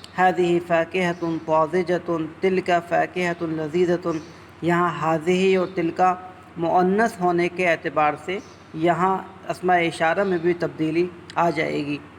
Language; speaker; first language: Urdu; native; Urdu